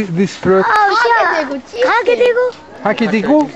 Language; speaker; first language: English; non-native, learner; Berber languages